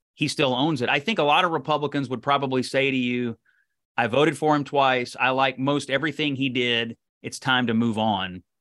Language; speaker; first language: English; native; English